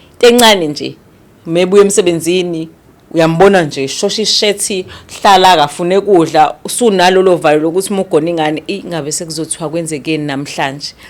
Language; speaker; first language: Zulu; native; Zulu